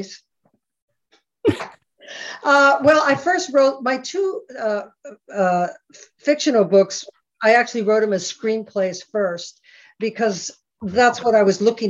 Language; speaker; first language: English; native; English